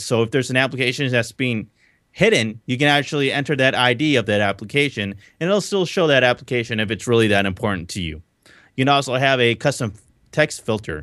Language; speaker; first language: English; native; English